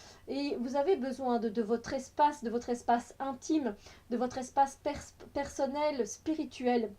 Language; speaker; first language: French; native; French